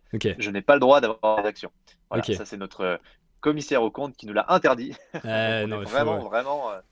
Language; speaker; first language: French; native; French